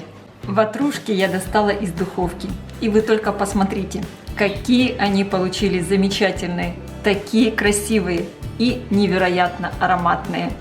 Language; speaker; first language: Russian; native; Russian